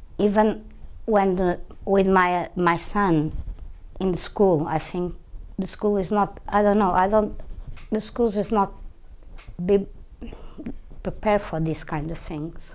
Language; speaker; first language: English; non-native, learner; Portuguese